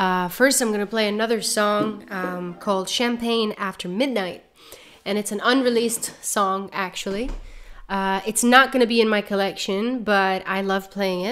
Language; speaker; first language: English; non-native, fluent; Italian